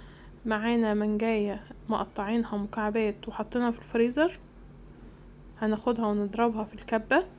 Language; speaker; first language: Arabic; native; Arabic